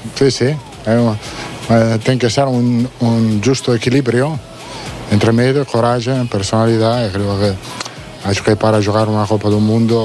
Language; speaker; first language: Portuguese; non-native, learner; Italian